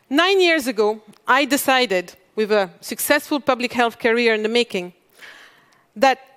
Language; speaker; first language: English; non-native, fluent; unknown